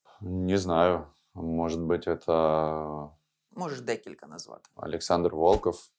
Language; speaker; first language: Russian; native; Russian